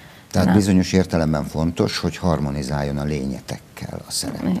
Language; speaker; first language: Hungarian; native; Hungarian